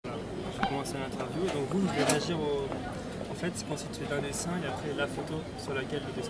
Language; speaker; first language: French; native; French